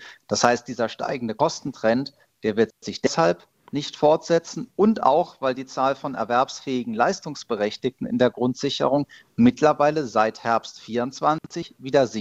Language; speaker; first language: German; native; German